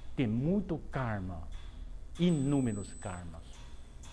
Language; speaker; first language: Portuguese; non-native, fluent; Chinese